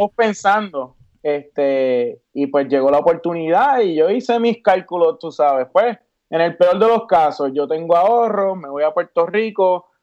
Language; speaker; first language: Spanish; native; Spanish